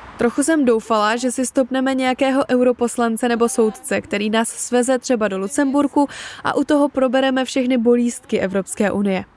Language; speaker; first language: Czech; native; Czech